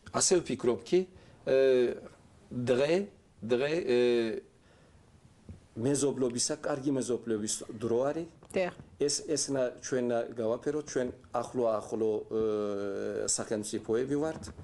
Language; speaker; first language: Georgian; early bilingual, heritage; Turkish